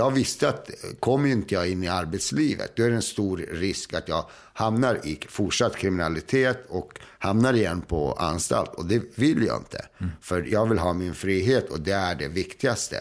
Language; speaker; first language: Swedish; native; Swedish